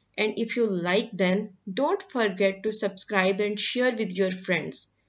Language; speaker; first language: English; non-native, local second language; Urdu